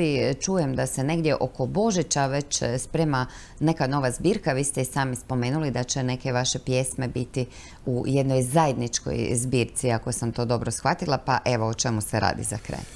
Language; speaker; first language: Croatian; native; Croatian